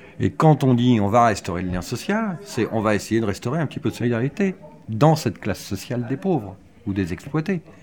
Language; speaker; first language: French; native; French